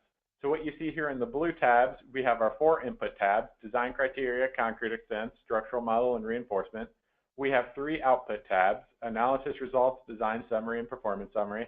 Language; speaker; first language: English; native; English